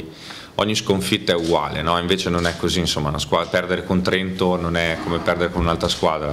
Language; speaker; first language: Italian; native; Italian